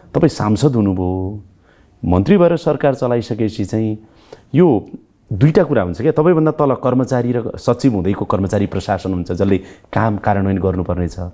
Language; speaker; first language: Nepali; native; Nepali